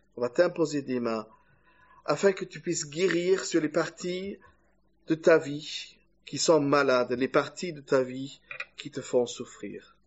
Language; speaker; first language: French; non-native, fluent; German